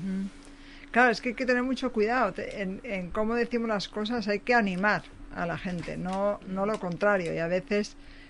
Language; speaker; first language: Spanish; native; Spanish